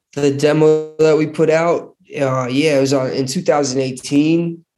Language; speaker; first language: English; early bilingual, other home language; Hindi